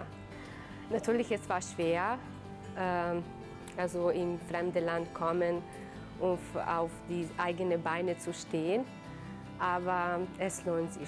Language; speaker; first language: German; non-native, learner; Bosnian